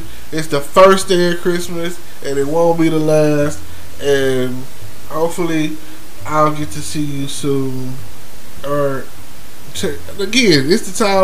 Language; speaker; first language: English; native; English